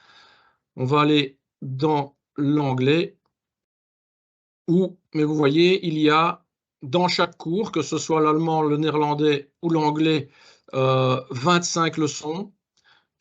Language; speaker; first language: French; native; French